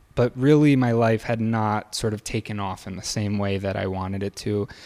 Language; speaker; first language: English; native; English